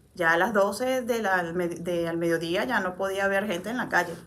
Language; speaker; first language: Spanish; native; Spanish